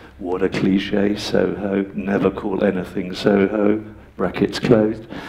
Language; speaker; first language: English; native; English